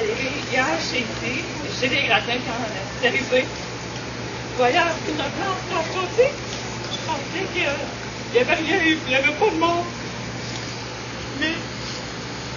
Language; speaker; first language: French; native; French